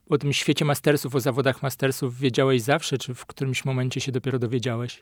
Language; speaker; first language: Polish; native; Polish